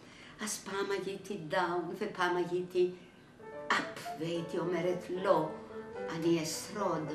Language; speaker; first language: Hebrew; non-native, fluent; Greek